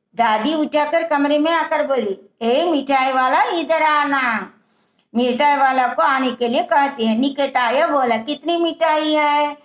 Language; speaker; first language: Hindi; non-native, local second language; Telugu